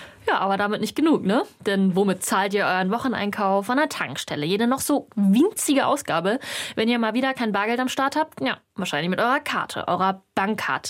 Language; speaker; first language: German; native; German